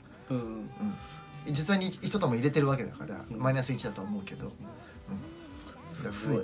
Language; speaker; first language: Japanese; native; Japanese